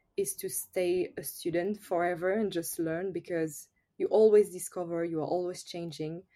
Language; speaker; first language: English; non-native, fluent; French